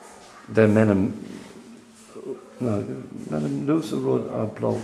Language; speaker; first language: Danish; non-native, learner; English